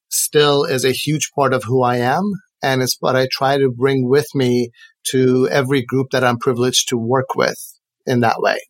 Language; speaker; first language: English; non-native, fluent; Persian